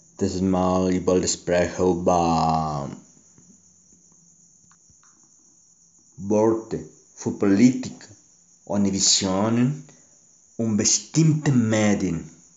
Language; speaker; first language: German; non-native, learner; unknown